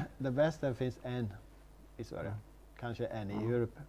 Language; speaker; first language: Swedish; non-native, learner; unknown